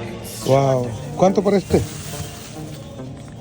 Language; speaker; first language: Spanish; non-native, learner; Sinhala